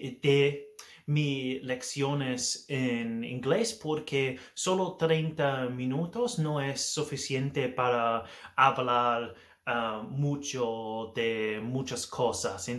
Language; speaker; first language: Spanish; non-native, learner; English